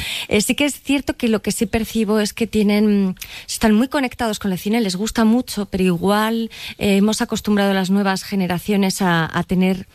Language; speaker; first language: Spanish; native; Spanish